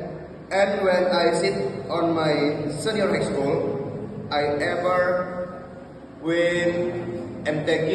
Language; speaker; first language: English; non-native, learner; Indonesian